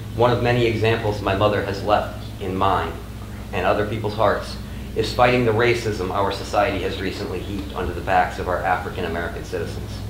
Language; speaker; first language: English; native; English